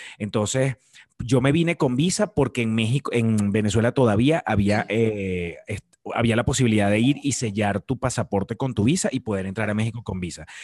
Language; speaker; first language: Spanish; native; Spanish